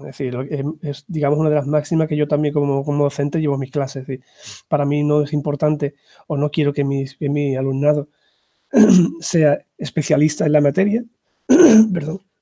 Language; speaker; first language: Spanish; native; Spanish